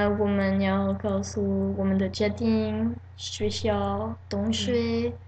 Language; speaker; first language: Chinese; non-native, learner; French